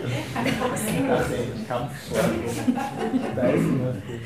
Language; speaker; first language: German; native; German